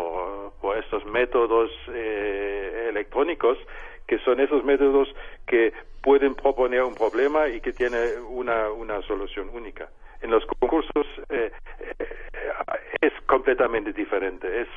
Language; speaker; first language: Spanish; non-native, fluent; German